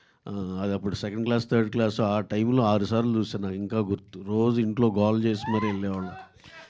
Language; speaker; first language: Telugu; native; Telugu